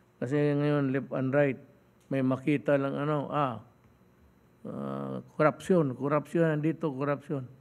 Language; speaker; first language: Filipino; non-native, local second language; Cebuano